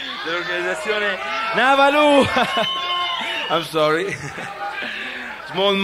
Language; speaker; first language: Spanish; non-native, learner; Italian